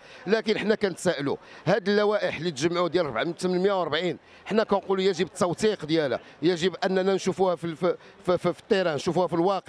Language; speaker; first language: Arabic; native; Arabic